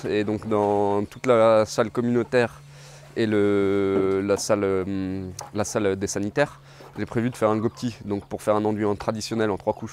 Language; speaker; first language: French; native; French